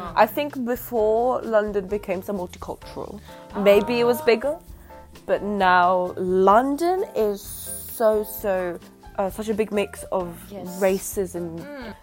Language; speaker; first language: English; native; English